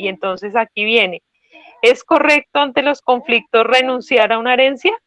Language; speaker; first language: Spanish; native; Spanish